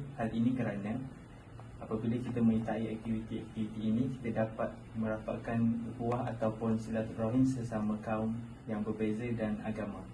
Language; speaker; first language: Malay; native; Malay